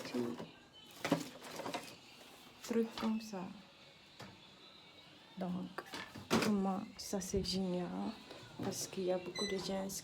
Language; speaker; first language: French; non-native, learner; Dutch